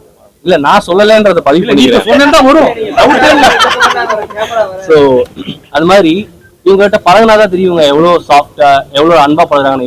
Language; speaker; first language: Tamil; native; Tamil